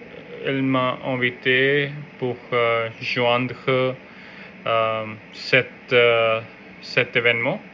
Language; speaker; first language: French; non-native, learner; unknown